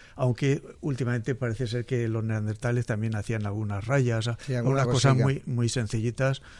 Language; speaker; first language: Spanish; native; Spanish